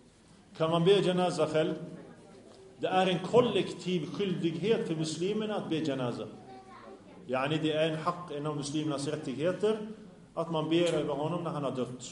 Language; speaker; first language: Swedish; early bilingual, other home language; Arabic